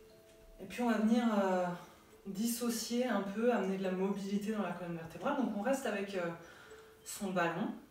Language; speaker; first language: French; native; French